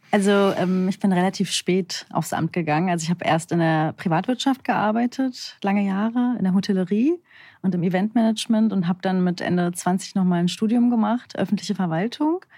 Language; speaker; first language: German; early bilingual, other home language; Turkish